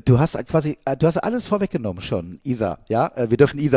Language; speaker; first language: German; native; German